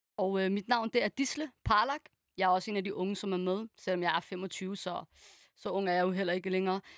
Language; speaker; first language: Danish; early bilingual, other home language; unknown